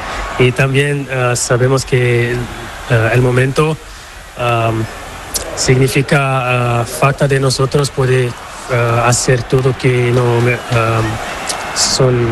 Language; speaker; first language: Spanish; non-native, fluent; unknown